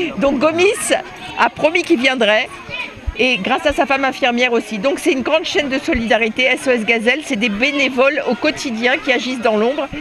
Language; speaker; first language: French; native; French